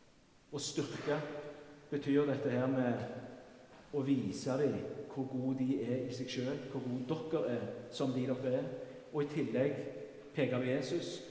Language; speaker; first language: Norwegian; native; Norwegian